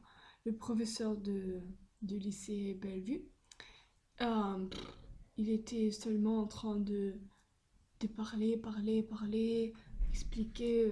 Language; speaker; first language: French; non-native, learner; Spanish